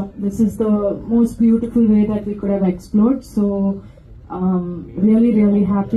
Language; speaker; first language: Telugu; non-native, fluent; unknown